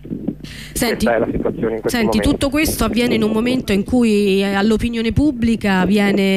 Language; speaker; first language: Italian; native; Italian